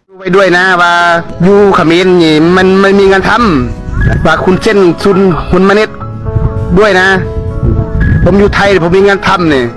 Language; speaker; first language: Thai; non-native, fluent; Khmer